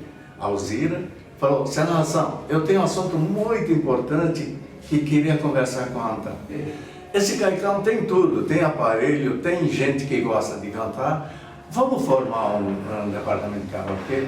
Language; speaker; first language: Portuguese; early bilingual, other home language; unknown